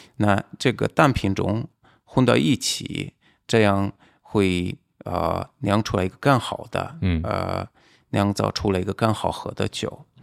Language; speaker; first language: Chinese; non-native, fluent; Hungarian